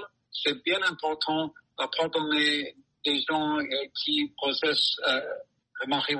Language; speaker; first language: French; non-native, learner; English